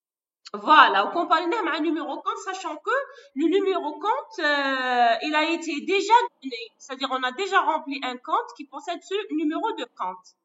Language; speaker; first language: French; non-native, local second language; Arabic